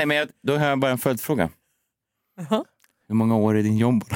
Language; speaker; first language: Swedish; native; Swedish